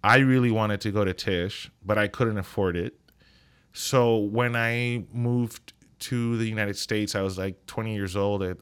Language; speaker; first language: English; non-native, fluent; Spanish